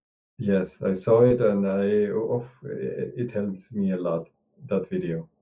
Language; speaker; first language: English; non-native, learner; Spanish